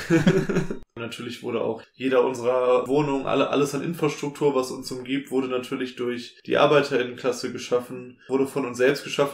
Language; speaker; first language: German; native; German